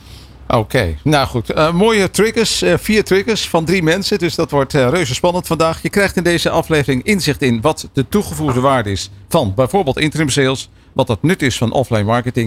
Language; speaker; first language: Dutch; native; Dutch